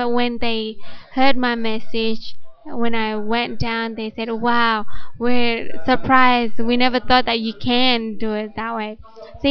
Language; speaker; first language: English; non-native, fluent; Indonesian